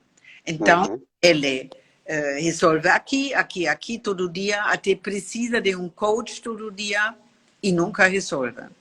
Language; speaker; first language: Portuguese; non-native, learner; German